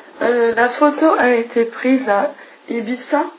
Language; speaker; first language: French; non-native, fluent; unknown